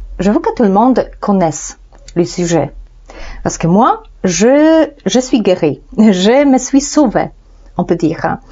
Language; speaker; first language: French; non-native, fluent; Polish